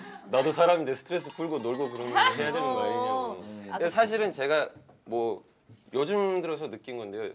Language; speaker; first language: Korean; non-native, fluent; Turkish